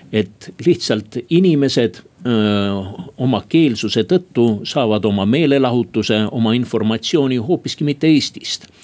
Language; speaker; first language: Estonian; native; Estonian